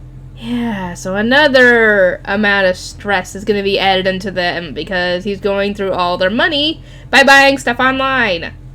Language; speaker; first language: English; native; English